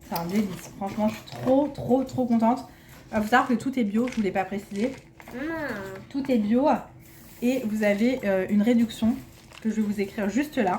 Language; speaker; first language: French; native; French